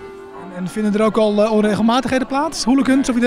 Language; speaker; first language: Dutch; native; Dutch